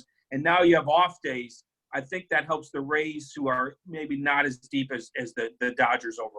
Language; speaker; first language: English; native; English